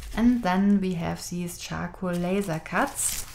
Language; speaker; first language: English; non-native, fluent; German